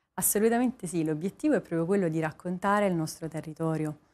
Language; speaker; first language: Italian; native; Italian